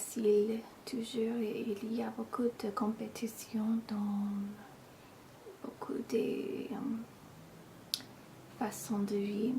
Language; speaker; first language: French; non-native, fluent; English